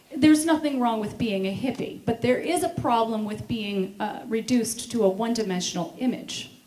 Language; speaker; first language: English; native; English